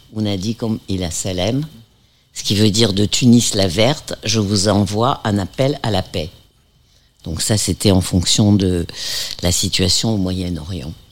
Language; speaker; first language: French; early bilingual, heritage; French